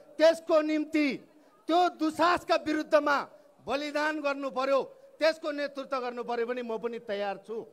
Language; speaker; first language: Nepali; non-native, local second language; Eastern Tamang